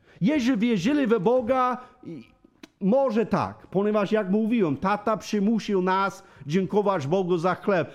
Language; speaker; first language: Polish; non-native, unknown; English